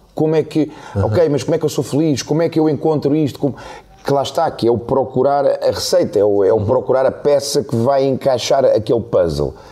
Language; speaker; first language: Portuguese; native; Portuguese